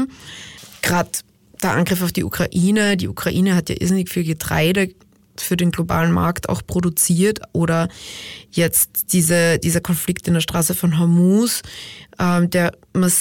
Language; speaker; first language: German; native; German